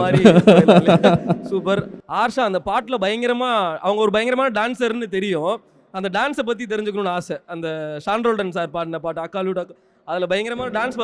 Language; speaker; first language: Tamil; native; Tamil